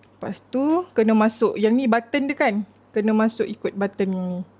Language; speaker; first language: Malay; native; Malay